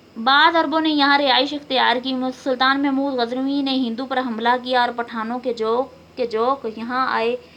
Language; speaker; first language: Urdu; native; Urdu